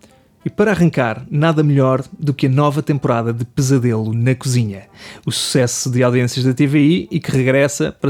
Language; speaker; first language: Portuguese; native; Portuguese